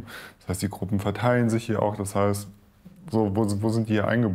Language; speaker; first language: German; native; German